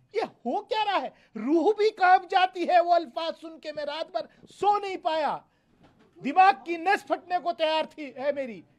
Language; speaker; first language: Hindi; native; Hindi